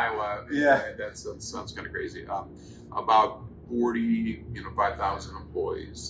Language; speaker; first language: English; native; English